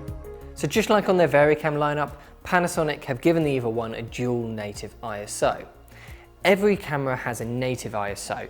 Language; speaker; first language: English; native; English